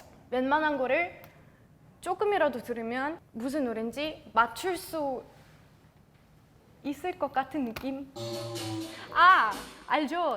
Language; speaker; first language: Korean; non-native, fluent; Russian